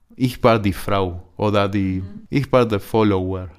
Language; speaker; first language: German; non-native, learner; Spanish